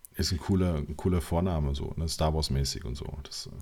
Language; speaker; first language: German; native; German